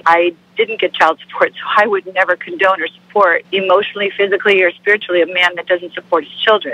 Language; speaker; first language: English; native; English